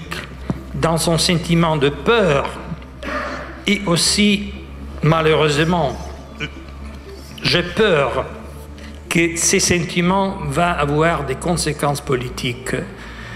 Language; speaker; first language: French; non-native, fluent; Italian